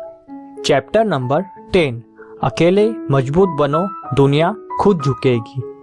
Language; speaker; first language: Hindi; native; Hindi